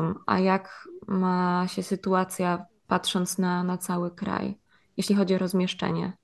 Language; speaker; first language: Polish; native; Polish